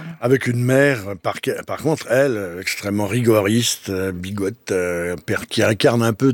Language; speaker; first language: French; native; French